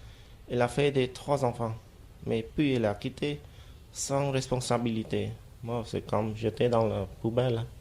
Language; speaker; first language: French; non-native, fluent; Khmer